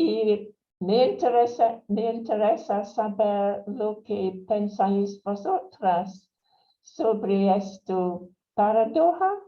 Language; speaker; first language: Spanish; non-native, fluent; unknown